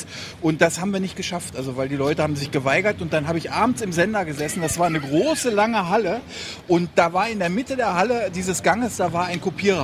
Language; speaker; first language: German; native; German